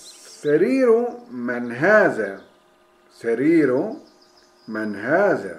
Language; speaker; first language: Arabic; non-native, fluent; Turkish